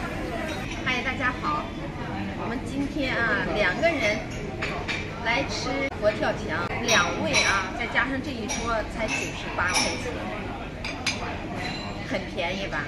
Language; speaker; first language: Chinese; native; Chinese